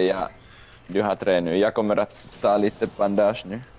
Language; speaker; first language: Swedish; non-native, local second language; Finnish